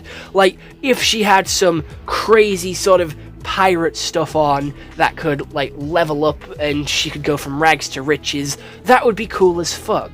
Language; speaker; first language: English; native; English